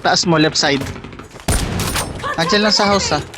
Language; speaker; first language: Filipino; native; Filipino